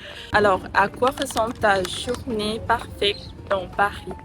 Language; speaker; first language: French; non-native, learner; Thai